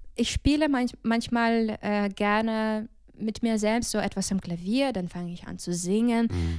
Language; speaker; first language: German; non-native, fluent; Ukrainian